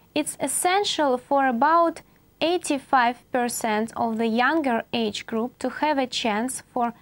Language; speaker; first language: English; non-native, fluent; Russian